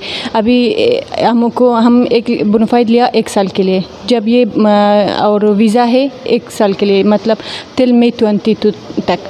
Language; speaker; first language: Hindi; non-native, fluent; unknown